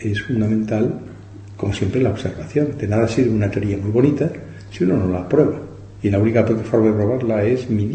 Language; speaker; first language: Spanish; native; Spanish